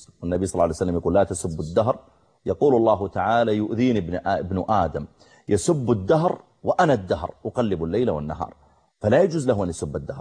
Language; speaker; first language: Arabic; native; Arabic